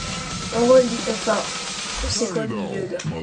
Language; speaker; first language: French; native; French